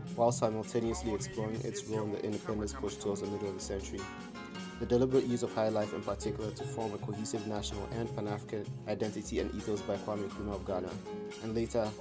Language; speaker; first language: English; non-native, local second language; Akan